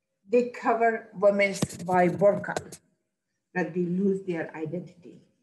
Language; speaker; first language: English; non-native, learner; Persian